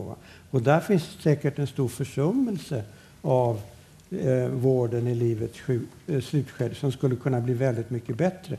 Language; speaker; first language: Swedish; native; Swedish